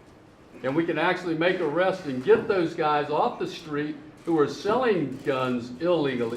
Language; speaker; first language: English; native; English